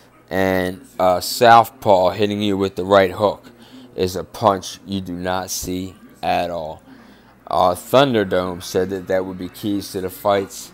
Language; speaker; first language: English; native; English